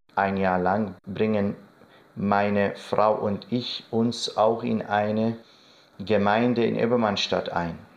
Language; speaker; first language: German; non-native, fluent; Arabic